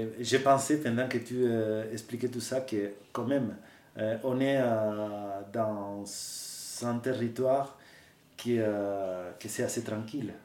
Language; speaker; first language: French; non-native, fluent; Spanish